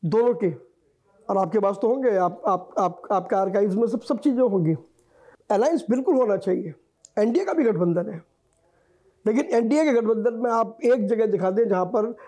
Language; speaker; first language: Hindi; native; Hindi